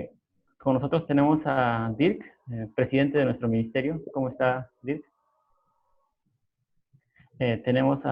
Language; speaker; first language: Spanish; native; Spanish